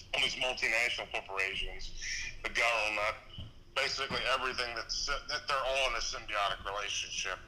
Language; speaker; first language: English; native; English